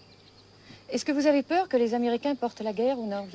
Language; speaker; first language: French; native; French